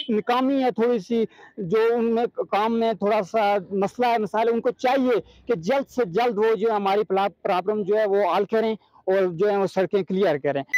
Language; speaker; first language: Urdu; native; Urdu